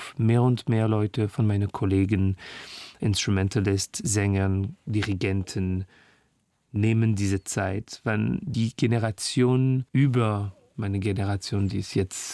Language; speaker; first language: German; non-native, fluent; French